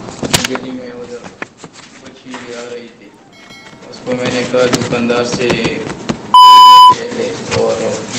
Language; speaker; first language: Hindi; non-native, local second language; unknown